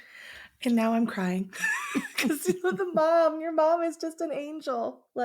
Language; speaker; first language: English; native; English